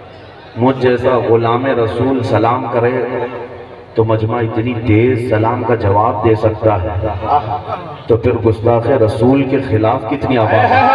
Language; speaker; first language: Urdu; native; Urdu